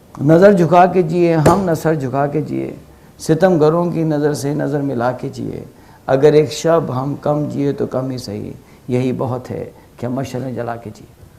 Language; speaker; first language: Urdu; native; Urdu